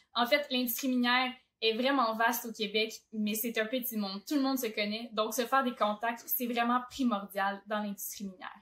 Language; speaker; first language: French; native; French